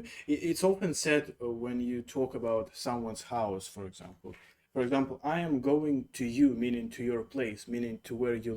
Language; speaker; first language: English; non-native, fluent; Russian